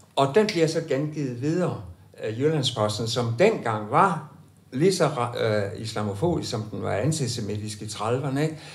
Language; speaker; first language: Danish; native; Danish